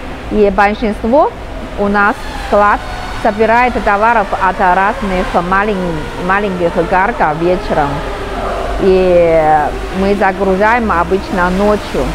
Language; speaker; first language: Russian; non-native, learner; Chinese